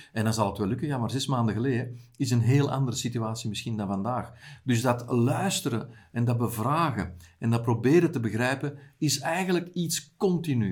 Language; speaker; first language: Dutch; native; Dutch